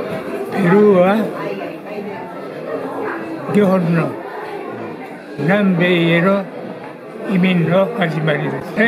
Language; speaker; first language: Japanese; early bilingual, heritage; Spanish